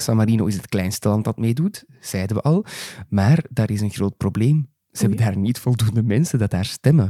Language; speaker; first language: Dutch; native; Dutch